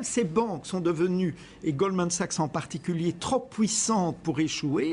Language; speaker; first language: French; native; French